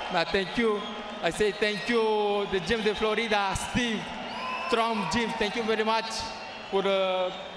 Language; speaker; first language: English; non-native, learner; Romanian